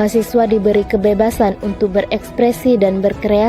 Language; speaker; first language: Indonesian; native; Indonesian